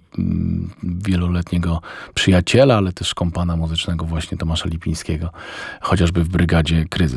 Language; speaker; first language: Polish; native; Polish